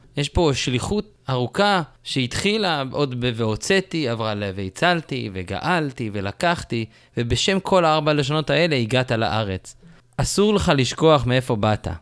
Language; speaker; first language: Hebrew; native; Hebrew